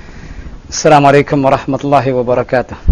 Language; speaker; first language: Arabic; non-native, fluent; Indonesian